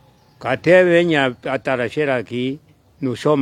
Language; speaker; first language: Portuguese; non-native, local second language; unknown